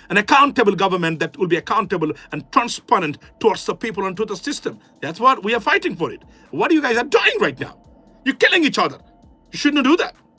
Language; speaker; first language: English; non-native, local second language; Bangla